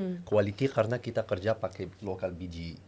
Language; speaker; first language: Indonesian; non-native, learner; French